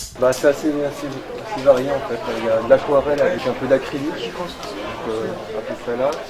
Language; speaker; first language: French; native; French